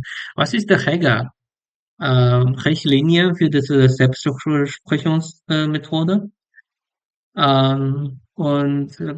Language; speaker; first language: German; non-native, learner; English